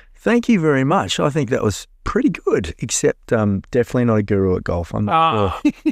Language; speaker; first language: English; native; English